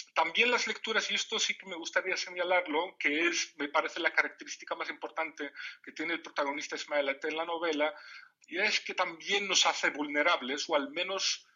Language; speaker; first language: Spanish; non-native, fluent; Riffian